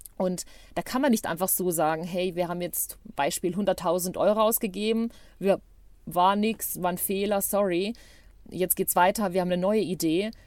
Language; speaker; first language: German; non-native, fluent; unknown